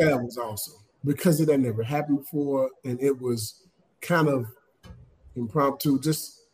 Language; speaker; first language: English; native; English